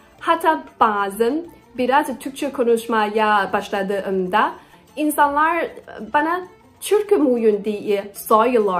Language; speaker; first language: Turkish; non-native, learner; Chinese